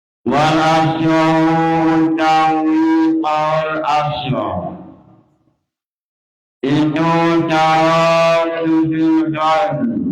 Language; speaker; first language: Arabic; non-native, fluent; Indonesian